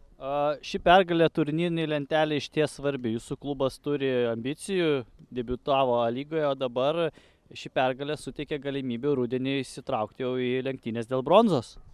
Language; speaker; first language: Lithuanian; native; Lithuanian